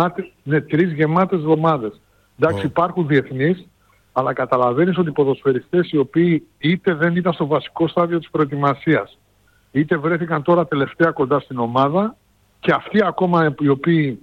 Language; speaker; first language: Greek; native; Greek